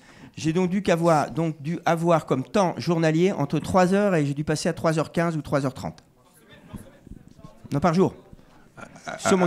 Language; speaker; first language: French; native; French